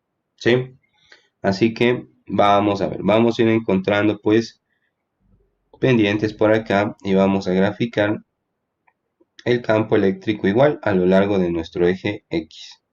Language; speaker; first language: Spanish; native; Spanish